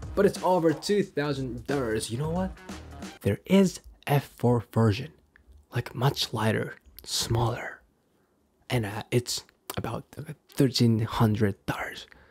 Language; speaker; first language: English; non-native, fluent; Japanese